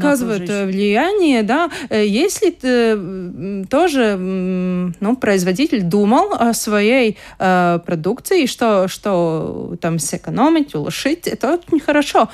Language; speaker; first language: Russian; non-native, local second language; Latvian